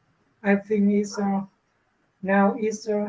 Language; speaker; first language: English; non-native, learner; Vietnamese